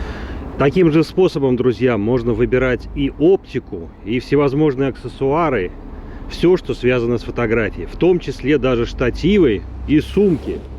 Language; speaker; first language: Russian; native; Russian